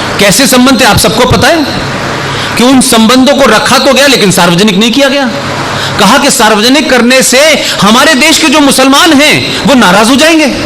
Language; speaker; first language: Hindi; native; Hindi